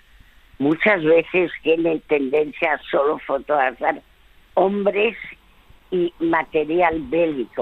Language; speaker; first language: Spanish; early bilingual, other home language; French